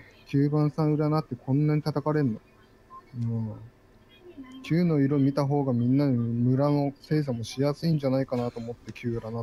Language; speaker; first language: Japanese; native; Japanese